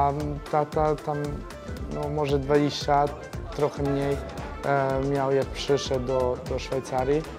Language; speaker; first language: Polish; non-native, fluent; Serbian